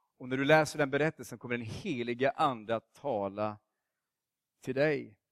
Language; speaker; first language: Swedish; native; Swedish